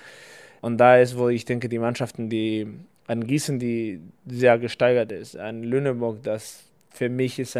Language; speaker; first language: German; non-native, fluent; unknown